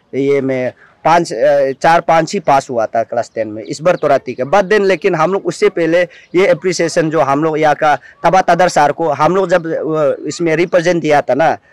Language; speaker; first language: Hindi; non-native, local second language; Nyishi